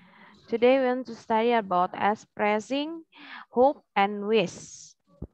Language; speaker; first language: English; non-native, learner; Indonesian